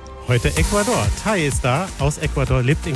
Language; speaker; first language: German; native; German